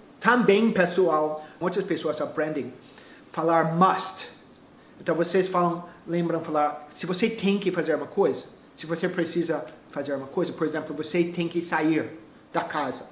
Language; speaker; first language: Portuguese; non-native, fluent; English